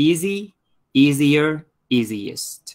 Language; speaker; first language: English; non-native, fluent; Spanish